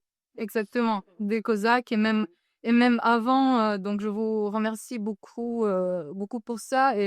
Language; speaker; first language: French; non-native, fluent; Ukrainian